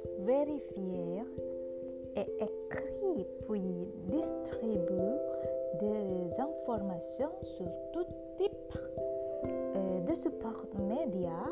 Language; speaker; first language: French; non-native, learner; Indonesian